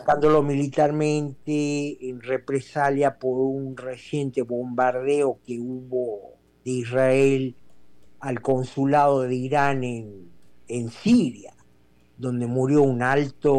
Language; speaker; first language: Spanish; native; Spanish